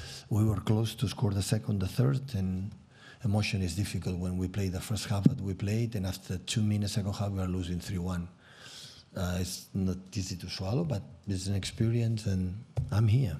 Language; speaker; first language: English; non-native, fluent; Catalan